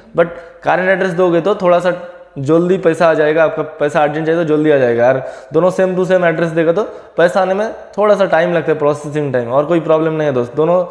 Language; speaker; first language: Hindi; non-native, local second language; Bangla